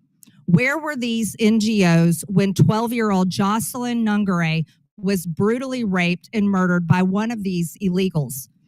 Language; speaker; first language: English; native; English